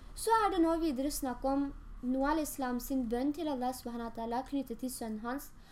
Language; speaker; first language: Norwegian; early bilingual, other home language; Urdu